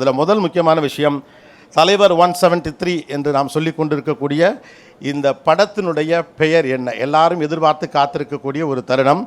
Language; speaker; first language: Tamil; native; Tamil